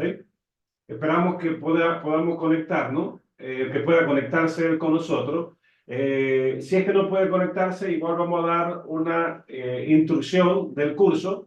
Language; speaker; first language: Spanish; native; Spanish